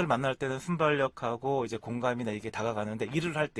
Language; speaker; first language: Korean; native; Korean